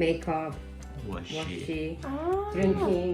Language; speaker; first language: English; non-native, learner; Korean